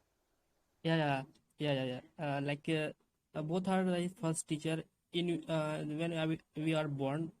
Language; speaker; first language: English; non-native, learner; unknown